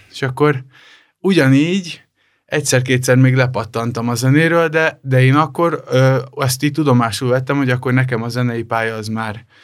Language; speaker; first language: Hungarian; native; Hungarian